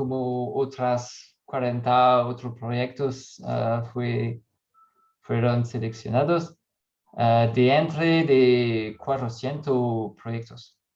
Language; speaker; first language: Spanish; non-native, learner; French